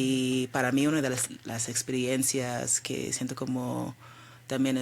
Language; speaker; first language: Spanish; early bilingual, heritage; Spanish